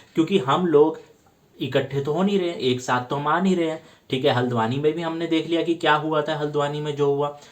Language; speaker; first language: Hindi; native; Hindi